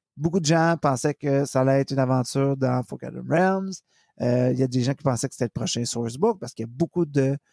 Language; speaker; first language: French; native; French